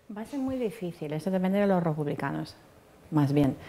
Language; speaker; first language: Spanish; non-native, fluent; English